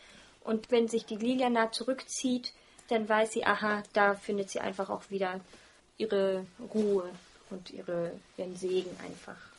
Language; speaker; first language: German; early bilingual, other home language; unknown